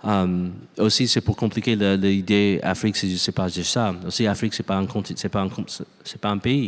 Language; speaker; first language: French; non-native, learner; English